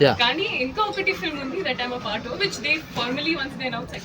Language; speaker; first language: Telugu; non-native, learner; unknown